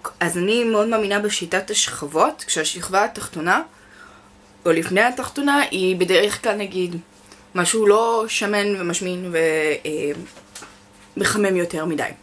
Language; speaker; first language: Hebrew; native; Hebrew